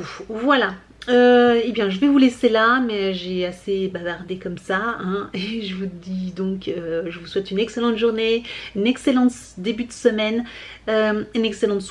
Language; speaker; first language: French; native; French